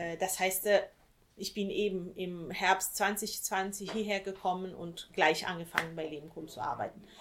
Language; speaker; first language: German; non-native, fluent; Italian